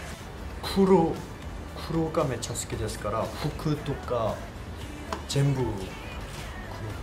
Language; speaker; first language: Japanese; non-native, fluent; Korean